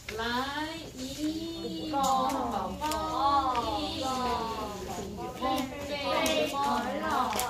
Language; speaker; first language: Chinese; non-native, learner; Korean